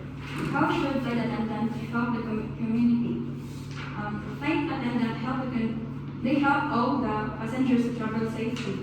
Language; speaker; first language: English; non-native, learner; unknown